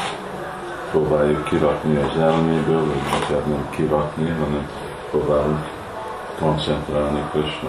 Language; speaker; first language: Hungarian; early bilingual, heritage; Hungarian